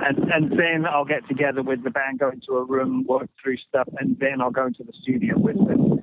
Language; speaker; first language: English; native; English